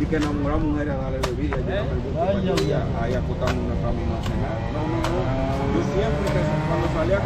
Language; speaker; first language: Spanish; native; Spanish